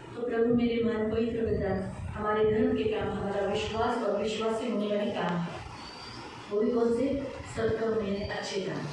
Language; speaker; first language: Hindi; non-native, local second language; Marathi